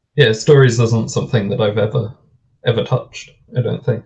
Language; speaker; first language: English; native; English